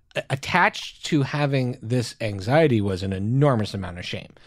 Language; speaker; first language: English; native; English